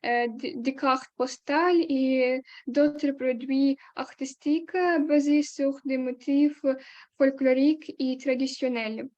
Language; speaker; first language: French; non-native, learner; Ukrainian